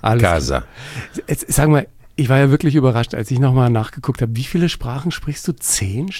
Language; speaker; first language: German; native; German